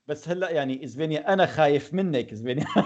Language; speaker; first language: Arabic; native; Arabic